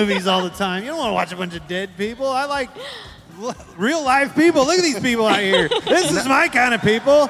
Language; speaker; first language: English; native; English